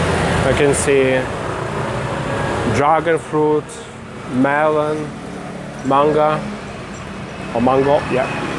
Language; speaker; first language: English; non-native, fluent; Russian